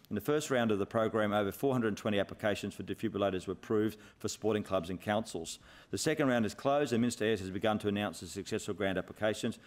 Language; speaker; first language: English; native; English